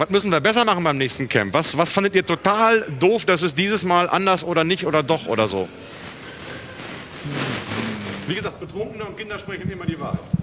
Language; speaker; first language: German; native; German